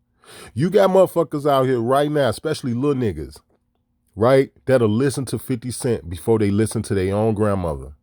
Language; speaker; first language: English; native; English